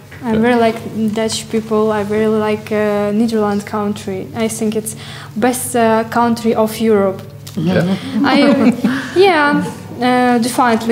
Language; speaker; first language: English; non-native, learner; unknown